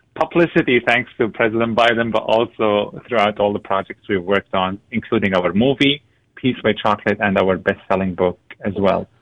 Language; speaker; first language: English; non-native, fluent; Arabic